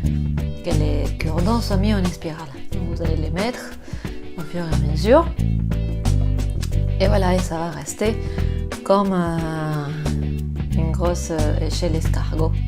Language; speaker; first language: French; non-native, fluent; Spanish